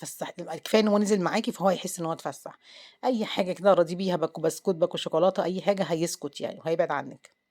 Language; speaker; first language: Arabic; native; Arabic